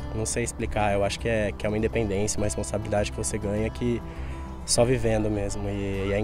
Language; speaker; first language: Portuguese; native; Portuguese